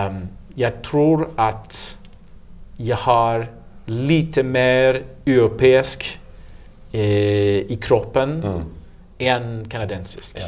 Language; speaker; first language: Swedish; non-native, learner; English